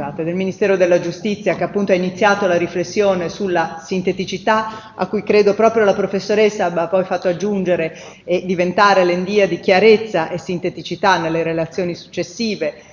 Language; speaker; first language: Italian; native; Italian